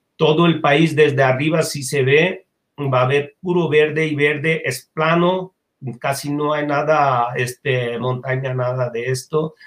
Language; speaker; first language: Spanish; non-native, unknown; Bangla